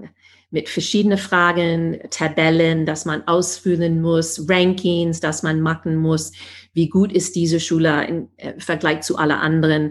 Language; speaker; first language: German; non-native, fluent; English